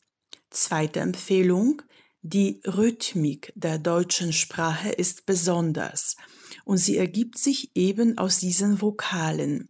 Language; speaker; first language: German; non-native, fluent; Polish